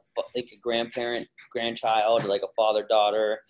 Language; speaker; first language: English; native; English